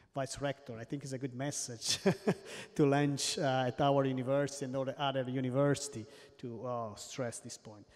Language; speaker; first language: English; non-native, fluent; Italian